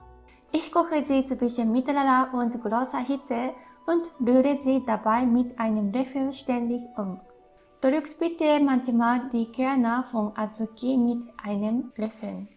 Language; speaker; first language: German; non-native, fluent; Japanese